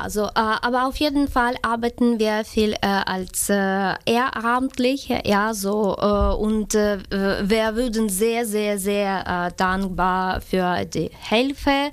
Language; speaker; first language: German; non-native, learner; Ukrainian